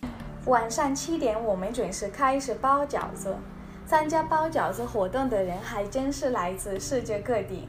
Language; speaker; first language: Chinese; non-native, fluent; Spanish